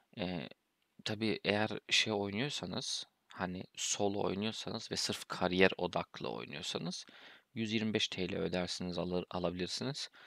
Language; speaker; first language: Turkish; early bilingual, heritage; Turkish